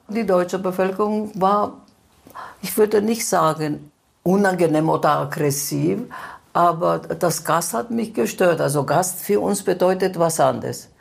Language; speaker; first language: German; non-native, fluent; Greek